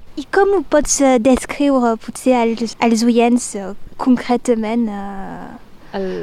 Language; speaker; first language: Catalan; non-native, local second language; French